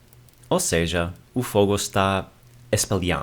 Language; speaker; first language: Portuguese; non-native, fluent; English